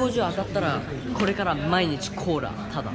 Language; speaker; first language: Japanese; early bilingual, heritage; Japanese